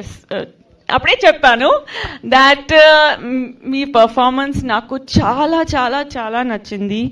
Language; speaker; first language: Telugu; non-native, local second language; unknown